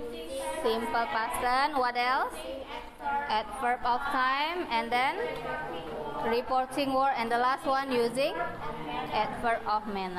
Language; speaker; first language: English; non-native, fluent; Indonesian